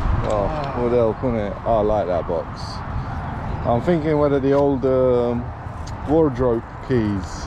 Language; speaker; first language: English; non-native, fluent; Romanian